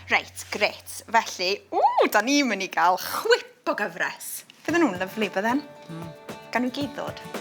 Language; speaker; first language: Welsh; native; Welsh